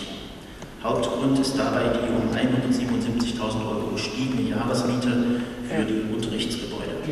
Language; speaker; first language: German; native; German